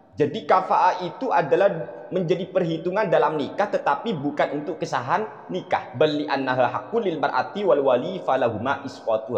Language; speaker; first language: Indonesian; non-native, local second language; Madurese